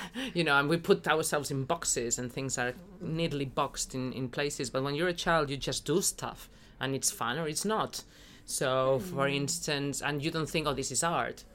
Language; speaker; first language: English; non-native, fluent; Spanish